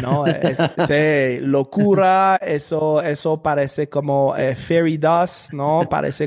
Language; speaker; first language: Spanish; non-native, fluent; French